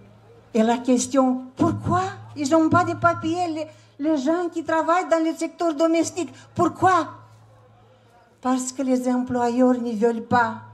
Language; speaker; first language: French; non-native, learner; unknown